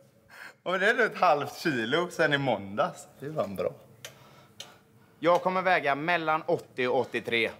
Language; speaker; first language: Swedish; native; Swedish